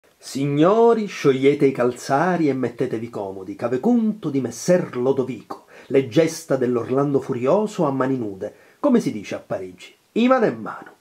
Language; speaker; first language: Italian; native; Italian